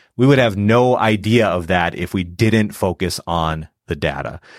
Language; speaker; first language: English; native; English